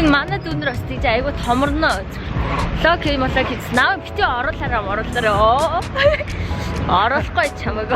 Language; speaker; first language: Mongolian; native; Mongolian